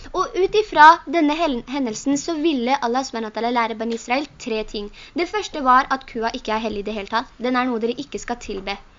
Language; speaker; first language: Norwegian; early bilingual, other home language; Urdu